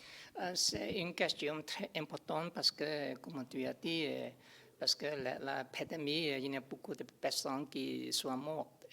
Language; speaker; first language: French; non-native, learner; English